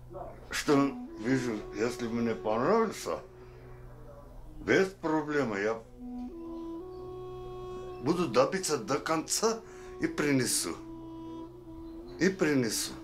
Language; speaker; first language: Russian; non-native, learner; Armenian